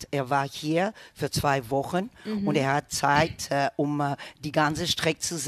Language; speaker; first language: German; non-native, learner; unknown